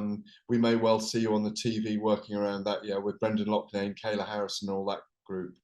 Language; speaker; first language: English; native; English